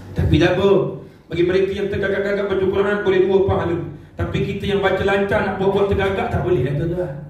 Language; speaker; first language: Malay; non-native, local second language; Tamil